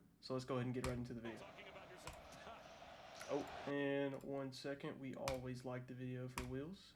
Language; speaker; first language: English; native; English